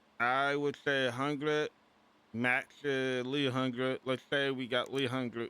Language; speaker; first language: English; native; English